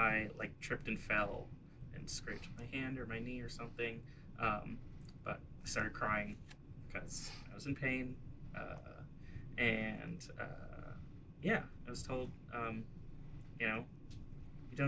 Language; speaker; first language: English; native; English